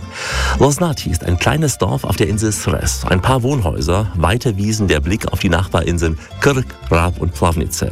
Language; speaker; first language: German; native; German